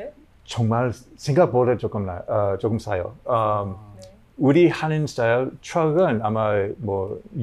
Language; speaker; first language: Korean; non-native, learner; English